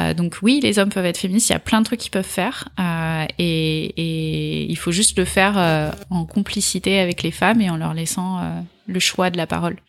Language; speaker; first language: French; native; French